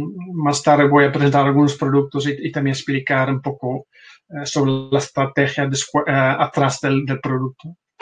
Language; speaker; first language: Spanish; non-native, fluent; Dutch